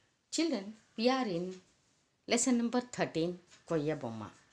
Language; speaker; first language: English; non-native, local second language; Telugu